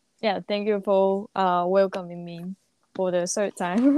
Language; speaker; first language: English; non-native, learner; Japanese